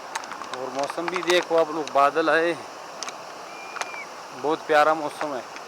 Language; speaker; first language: Hindi; non-native, local second language; Pashto